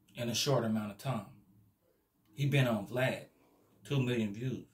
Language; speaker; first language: English; native; English